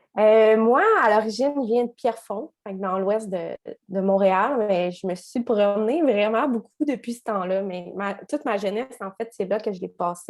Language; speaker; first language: French; native; French